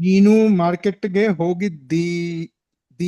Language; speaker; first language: Kannada; non-native, learner; English